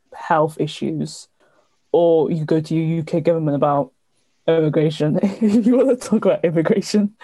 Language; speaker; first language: English; native; English